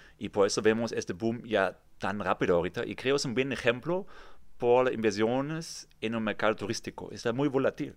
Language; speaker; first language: Spanish; non-native, fluent; German